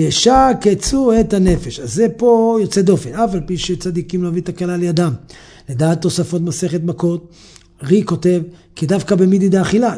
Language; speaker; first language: Hebrew; native; Hebrew